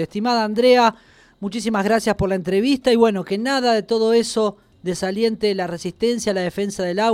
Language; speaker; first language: Spanish; native; Spanish